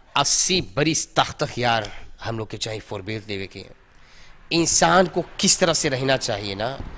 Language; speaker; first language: Hindi; early bilingual, heritage; Hindi